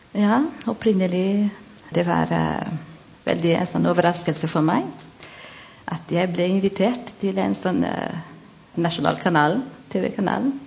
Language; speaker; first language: Norwegian; non-native, learner; Malagasy